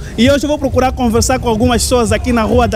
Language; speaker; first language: Portuguese; native; Portuguese